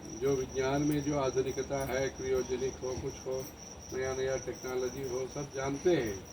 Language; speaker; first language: Hindi; non-native, local second language; Tamil